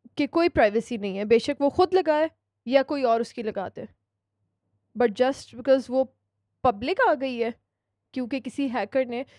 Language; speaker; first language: Urdu; native; Urdu